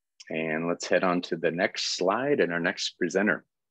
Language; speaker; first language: English; native; English